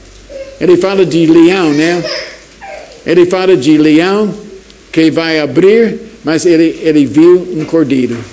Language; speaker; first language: Portuguese; non-native, fluent; English